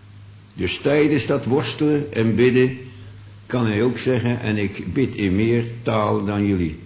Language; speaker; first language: Dutch; native; Dutch